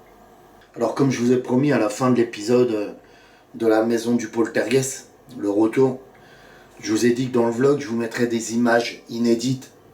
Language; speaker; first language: French; native; French